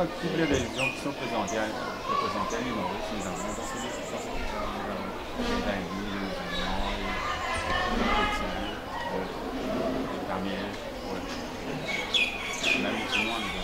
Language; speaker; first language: French; non-native, local second language; Morisyen